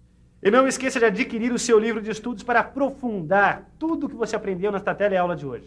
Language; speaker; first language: Portuguese; native; Portuguese